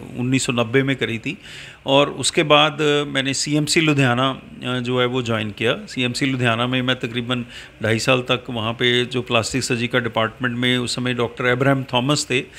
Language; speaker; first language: Hindi; native; Hindi